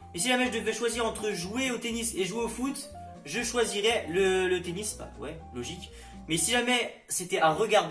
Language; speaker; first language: French; native; French